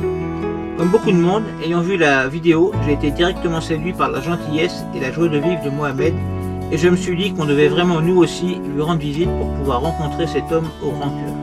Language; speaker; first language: French; native; French